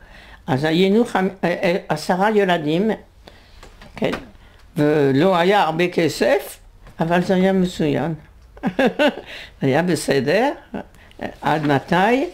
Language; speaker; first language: Hebrew; non-native, fluent; French